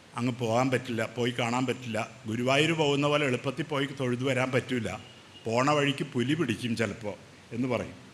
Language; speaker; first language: Malayalam; native; Malayalam